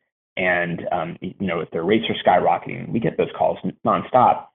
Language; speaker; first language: English; native; English